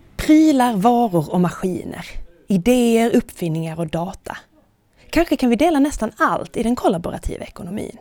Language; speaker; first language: Swedish; native; Swedish